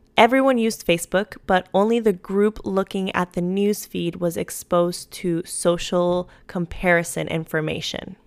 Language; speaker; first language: English; early bilingual, other home language; Spanish